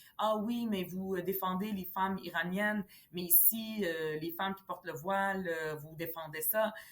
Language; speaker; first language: French; early bilingual, other home language; Arabic